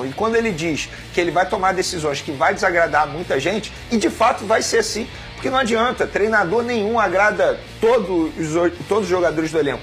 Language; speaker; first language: Portuguese; native; Portuguese